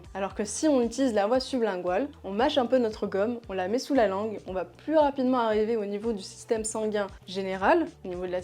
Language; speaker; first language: French; native; French